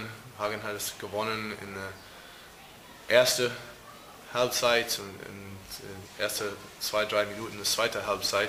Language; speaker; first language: German; non-native, fluent; English